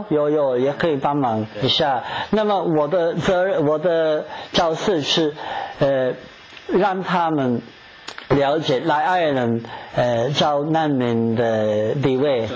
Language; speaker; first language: Chinese; non-native, fluent; English